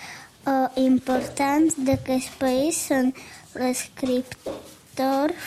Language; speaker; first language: Catalan; early bilingual, other home language; Czech